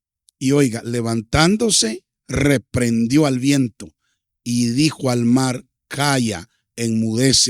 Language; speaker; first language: Spanish; native; Spanish